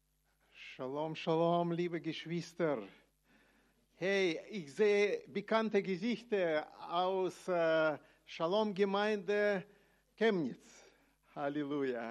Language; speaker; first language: German; non-native, fluent; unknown